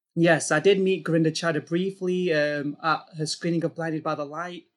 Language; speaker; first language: English; native; English